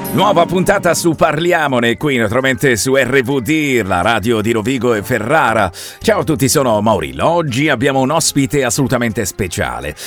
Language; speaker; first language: Italian; native; Italian